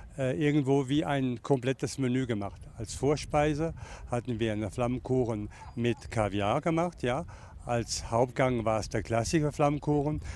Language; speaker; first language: German; non-native, local second language; French